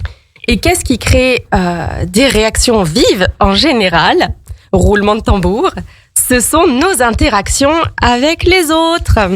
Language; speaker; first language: French; native; French